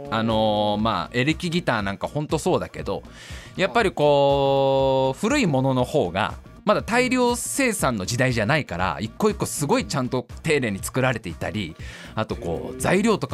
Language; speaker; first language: Japanese; native; Japanese